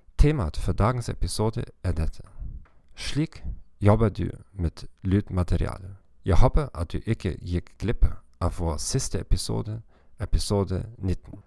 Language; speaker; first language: Norwegian; non-native, learner; German